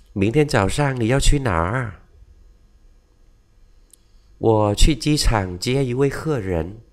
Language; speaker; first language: Chinese; non-native, fluent; Vietnamese